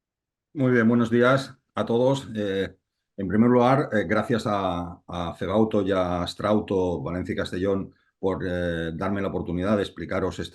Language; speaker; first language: Spanish; native; Spanish